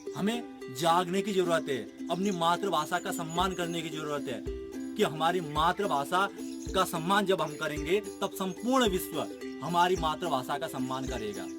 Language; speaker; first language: Hindi; native; Hindi